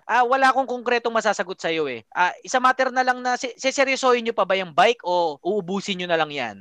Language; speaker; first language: Filipino; native; Filipino